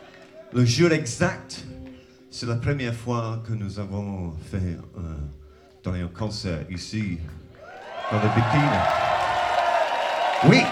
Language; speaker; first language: French; non-native, learner; English